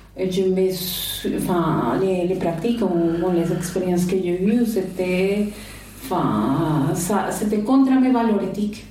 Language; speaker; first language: French; non-native, fluent; Spanish